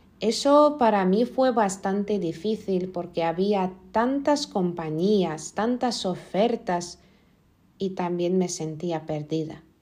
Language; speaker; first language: Spanish; non-native, fluent; Lithuanian